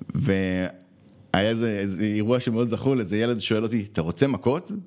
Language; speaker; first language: Hebrew; early bilingual, other home language; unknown